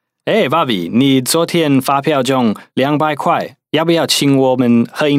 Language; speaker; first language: Chinese; non-native, fluent; English